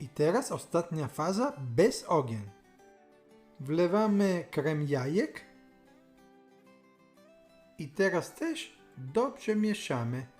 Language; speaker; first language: Polish; non-native, learner; Italian